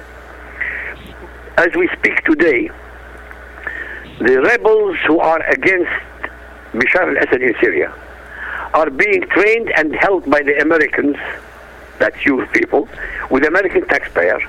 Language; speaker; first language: English; non-native, fluent; Arabic